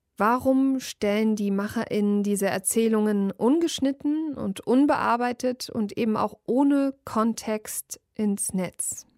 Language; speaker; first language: German; native; German